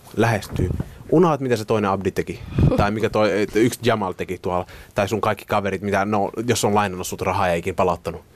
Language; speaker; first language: Finnish; early bilingual, other home language; Somali